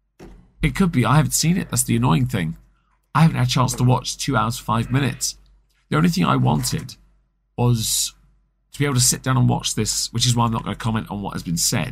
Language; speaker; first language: English; native; English